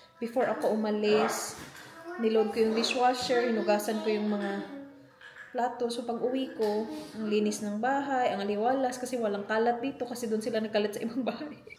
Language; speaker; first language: Filipino; non-native, local second language; Cebuano